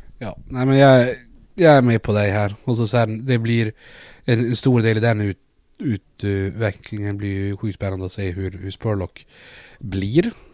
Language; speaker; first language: Swedish; native; Swedish